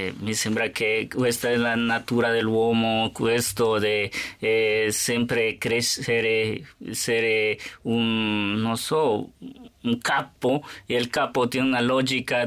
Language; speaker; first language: Italian; non-native, learner; Spanish